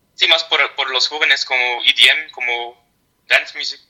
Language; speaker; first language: Spanish; non-native, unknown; Dutch